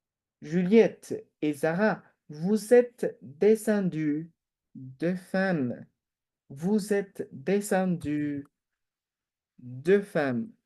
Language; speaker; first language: French; non-native, fluent; Spanish